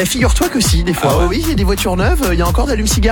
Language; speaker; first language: French; native; French